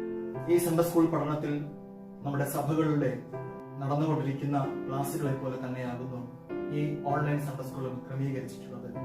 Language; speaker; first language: Malayalam; native; Malayalam